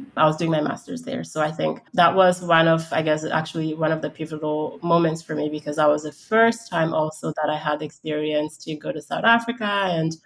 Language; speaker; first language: English; early bilingual, heritage; English